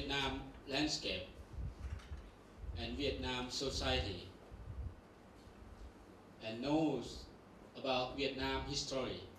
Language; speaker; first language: English; non-native, learner; Thai